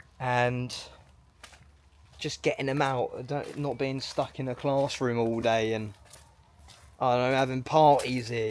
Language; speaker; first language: English; native; English